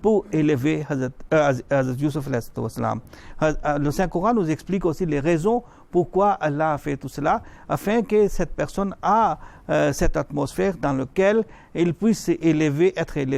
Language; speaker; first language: French; non-native, fluent; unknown